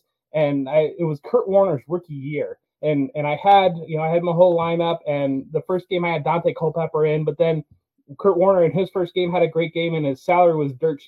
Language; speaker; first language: English; native; English